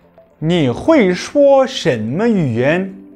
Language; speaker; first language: Chinese; non-native, fluent; Kazakh